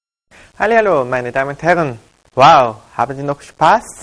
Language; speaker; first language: German; non-native, fluent; Korean